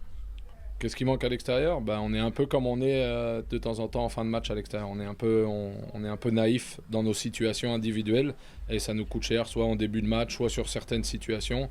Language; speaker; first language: French; native; French